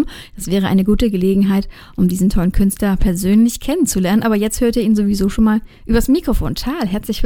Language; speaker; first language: German; native; German